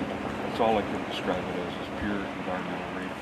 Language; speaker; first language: English; native; English